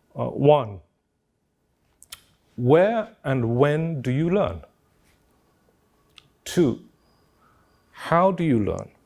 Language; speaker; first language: English; non-native, fluent; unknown